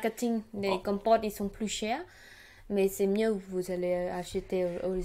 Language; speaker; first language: French; non-native, learner; Khmer